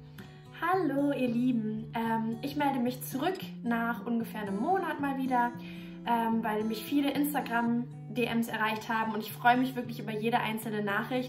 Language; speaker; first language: German; native; German